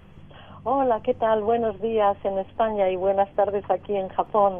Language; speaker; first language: Spanish; native; Spanish